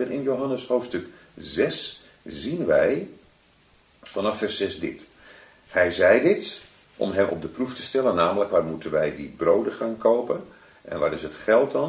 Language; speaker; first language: Dutch; native; Dutch